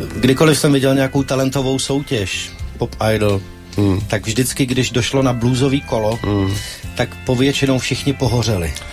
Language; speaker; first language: Czech; native; Czech